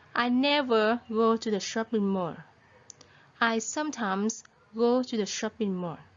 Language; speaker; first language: English; non-native, fluent; Vietnamese